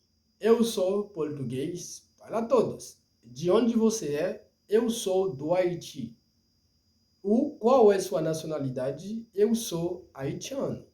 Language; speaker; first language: Portuguese; non-native, fluent; Haitian Creole